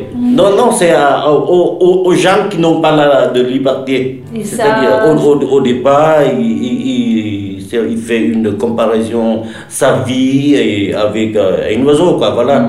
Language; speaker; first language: French; non-native, fluent; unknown